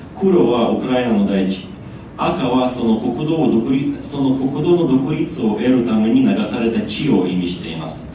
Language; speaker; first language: Japanese; non-native, fluent; Ukrainian